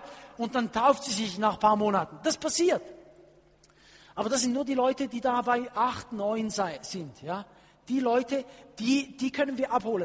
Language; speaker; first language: German; non-native, fluent; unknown